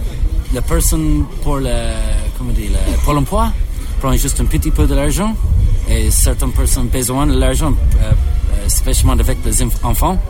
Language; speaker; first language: French; non-native, learner; English